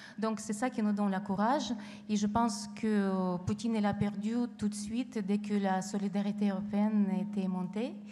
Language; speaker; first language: French; non-native, fluent; Ukrainian